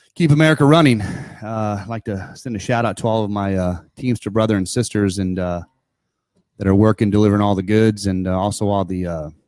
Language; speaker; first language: English; native; English